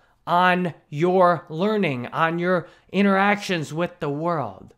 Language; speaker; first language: English; native; English